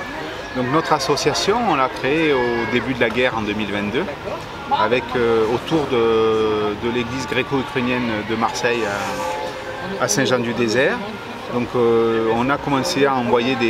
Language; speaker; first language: French; native; French